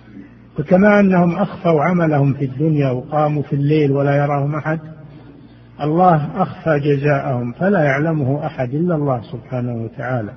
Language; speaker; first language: Arabic; native; Arabic